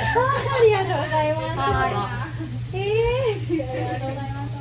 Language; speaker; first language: Japanese; non-native, learner; Filipino